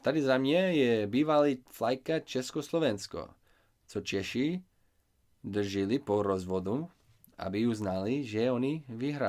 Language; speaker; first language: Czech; non-native, learner; English